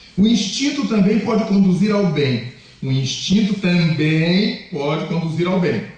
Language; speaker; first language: Portuguese; native; Portuguese